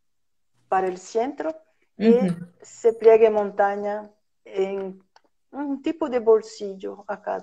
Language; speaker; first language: Spanish; non-native, fluent; Portuguese